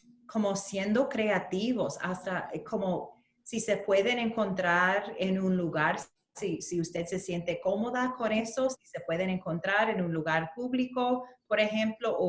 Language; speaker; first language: Spanish; early bilingual, heritage; Spanish